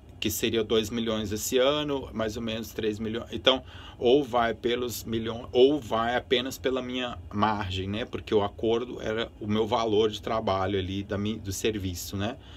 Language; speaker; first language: Portuguese; early bilingual, other home language; Spanish